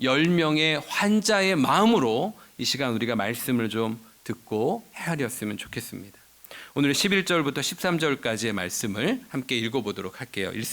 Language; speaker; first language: Korean; native; Korean